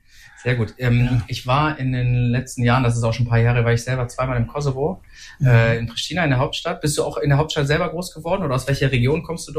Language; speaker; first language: German; native; German